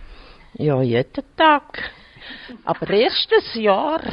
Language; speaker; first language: German; non-native, learner; French